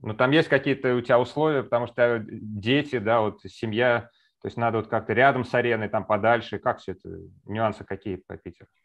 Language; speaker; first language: Russian; native; Russian